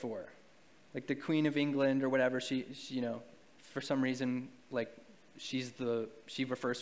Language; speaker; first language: English; native; English